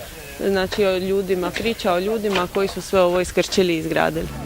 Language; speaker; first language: Croatian; native; Croatian